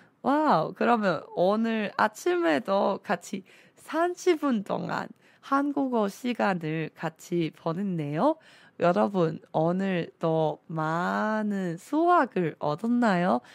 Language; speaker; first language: Korean; non-native, fluent; Chinese